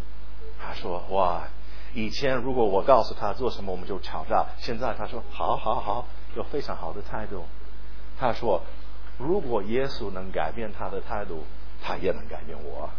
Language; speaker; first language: Chinese; non-native, fluent; English